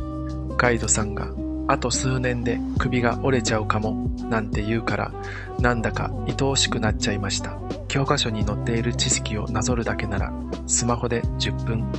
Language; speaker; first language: Japanese; native; Japanese